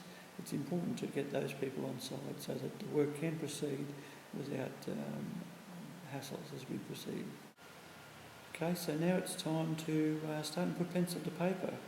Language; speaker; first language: English; native; English